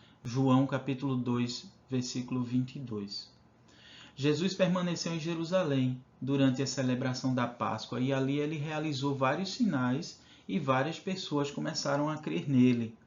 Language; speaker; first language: Portuguese; native; Portuguese